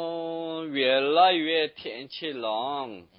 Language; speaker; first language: Chinese; non-native, learner; Korean